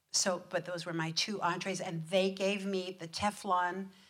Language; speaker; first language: English; native; English